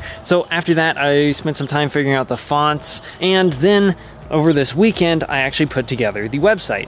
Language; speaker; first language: English; native; English